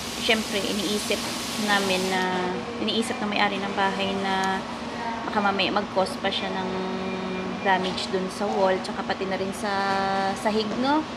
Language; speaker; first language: Filipino; native; Filipino